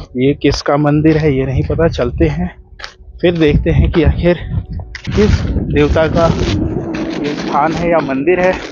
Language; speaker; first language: Hindi; native; Hindi